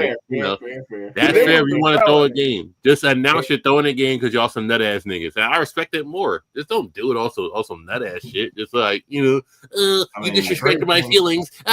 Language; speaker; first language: English; native; English